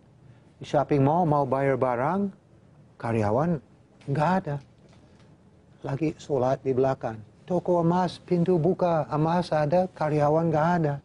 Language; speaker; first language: Indonesian; non-native, fluent; English